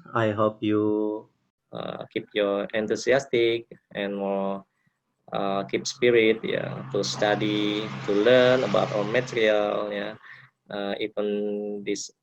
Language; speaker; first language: English; non-native, local second language; Indonesian